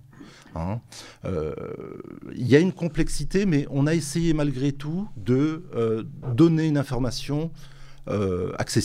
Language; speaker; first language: French; native; French